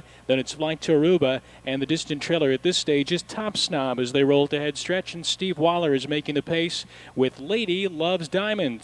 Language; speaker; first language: English; native; English